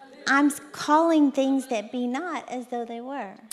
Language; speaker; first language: English; native; English